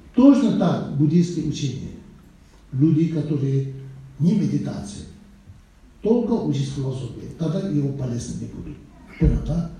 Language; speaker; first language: Russian; non-native, learner; Tibetan